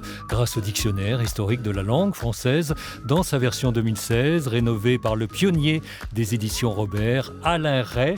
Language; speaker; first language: French; native; French